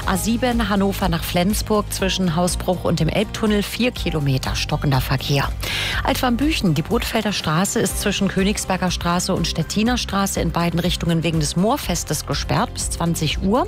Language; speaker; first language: German; native; German